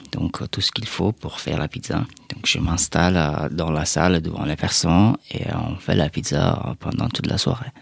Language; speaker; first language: French; non-native, fluent; Persian